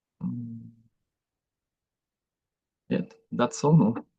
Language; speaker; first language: English; non-native, learner; Spanish